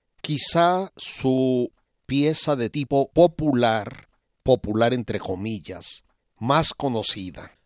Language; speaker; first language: Spanish; native; Spanish